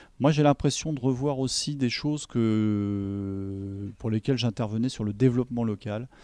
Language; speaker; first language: French; native; French